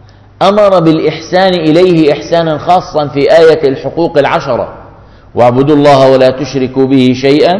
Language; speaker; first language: Arabic; native; Arabic